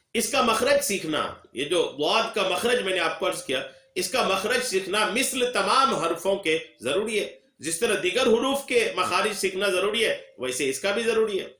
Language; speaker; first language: Urdu; native; Urdu